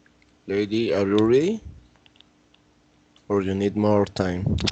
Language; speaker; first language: English; non-native, learner; Spanish